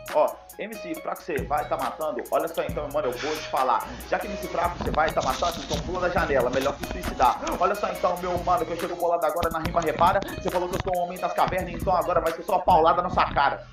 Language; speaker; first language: Portuguese; native; Portuguese